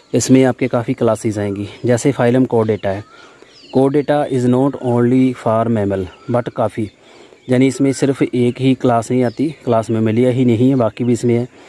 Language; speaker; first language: Hindi; non-native, local second language; Punjabi